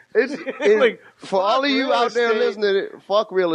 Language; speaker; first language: English; native; English